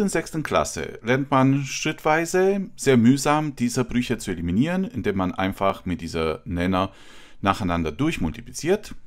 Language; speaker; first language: German; non-native, fluent; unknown